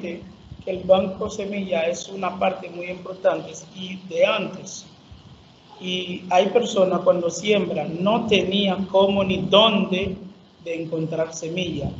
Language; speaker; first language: Spanish; non-native, fluent; Haitian Creole